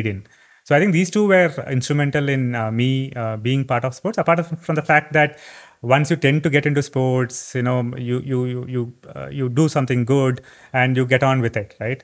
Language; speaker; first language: English; non-native, local second language; Tamil